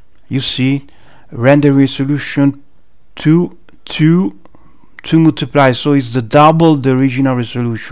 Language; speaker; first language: English; non-native, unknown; Italian